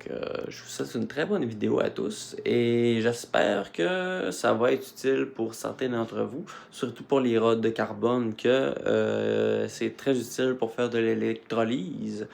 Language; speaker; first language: French; native; French